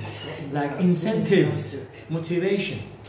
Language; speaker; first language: English; non-native, fluent; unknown